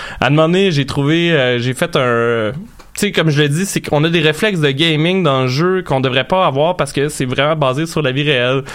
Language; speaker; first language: French; native; French